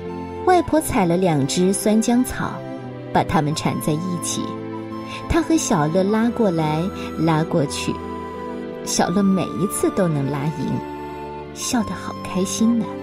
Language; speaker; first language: Chinese; native; Chinese